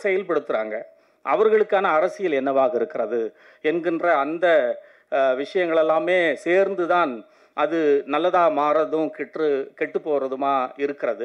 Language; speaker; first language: Tamil; native; Tamil